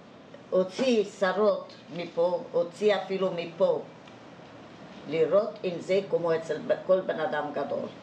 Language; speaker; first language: Hebrew; non-native, fluent; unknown